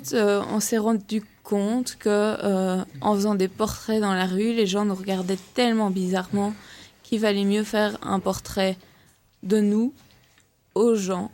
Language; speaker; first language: French; native; French